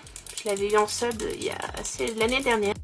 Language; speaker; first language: French; native; French